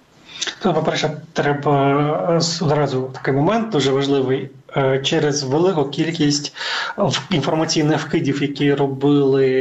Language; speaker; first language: Ukrainian; native; Ukrainian